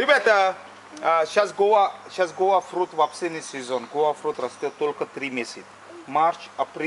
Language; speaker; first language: Russian; non-native, learner; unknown